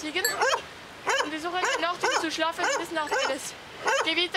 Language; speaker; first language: German; non-native, local second language; French